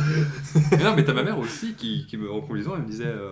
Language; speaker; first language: French; native; French